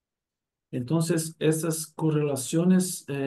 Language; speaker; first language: Spanish; non-native, fluent; Portuguese